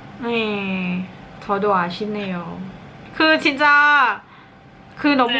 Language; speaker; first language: Korean; non-native, learner; Thai